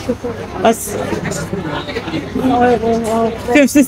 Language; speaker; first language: German; non-native, learner; Turkish